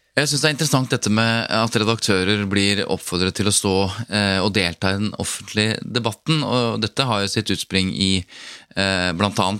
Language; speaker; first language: Norwegian; native; Norwegian